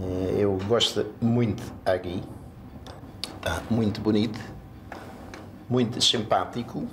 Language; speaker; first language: Portuguese; non-native, learner; Dutch